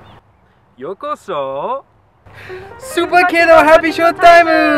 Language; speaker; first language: Japanese; non-native, learner; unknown